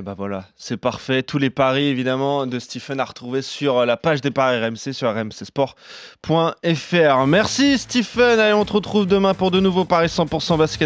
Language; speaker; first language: French; native; French